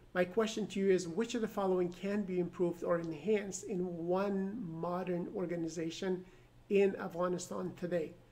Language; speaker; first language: English; non-native, fluent; Persian